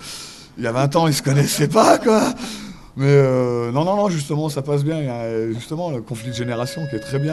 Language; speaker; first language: French; native; French